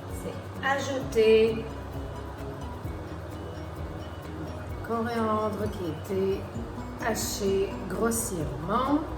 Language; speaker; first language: French; non-native, fluent; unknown